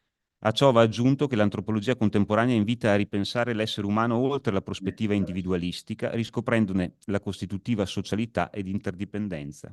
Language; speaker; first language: Italian; native; Italian